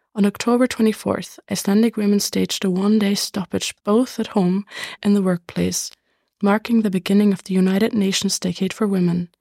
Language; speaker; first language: English; non-native, fluent; German